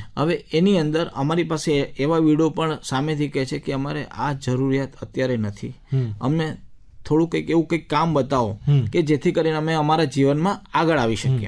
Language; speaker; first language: Gujarati; native; Gujarati